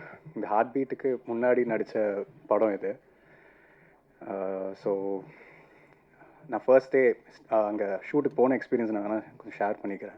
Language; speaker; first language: Tamil; non-native, fluent; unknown